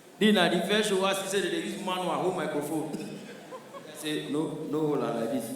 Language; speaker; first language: Nigerian Pidgin; non-native, local second language; Igbo